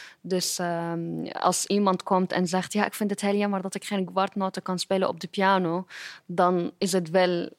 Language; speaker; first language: Dutch; non-native, fluent; Arabic